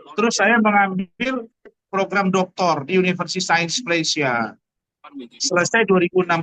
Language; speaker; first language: Indonesian; native; Indonesian